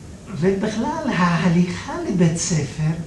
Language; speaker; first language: Hebrew; early bilingual, other home language; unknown